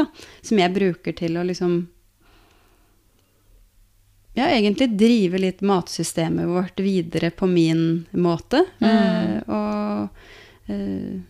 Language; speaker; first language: Norwegian; native; Norwegian